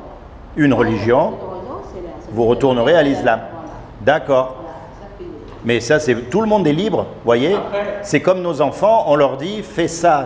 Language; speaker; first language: French; native; French